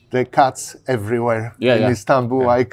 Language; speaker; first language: English; non-native, learner; Polish